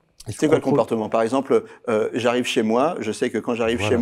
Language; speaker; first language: French; native; French